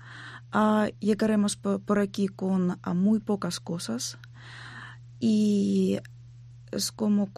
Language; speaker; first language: Spanish; non-native, learner; Ukrainian